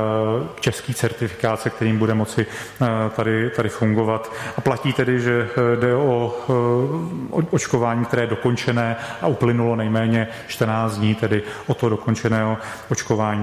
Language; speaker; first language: Czech; native; Czech